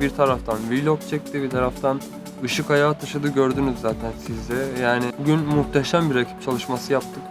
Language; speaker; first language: Turkish; native; Turkish